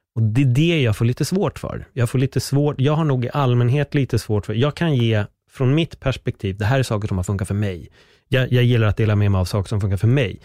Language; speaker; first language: Swedish; native; Swedish